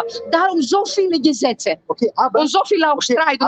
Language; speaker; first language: German; non-native, fluent; Greek